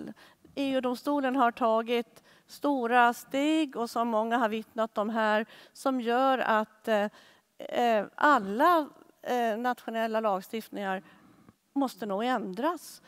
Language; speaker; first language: Swedish; native; Swedish